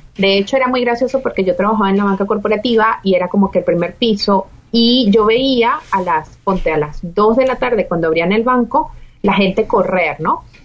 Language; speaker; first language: Spanish; native; Spanish